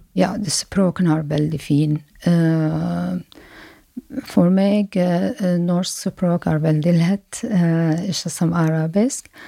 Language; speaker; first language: Norwegian; non-native, learner; Arabic